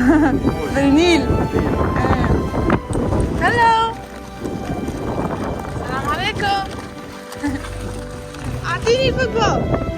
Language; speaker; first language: Arabic; non-native, learner; English